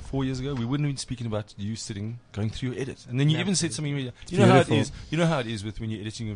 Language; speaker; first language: English; native; English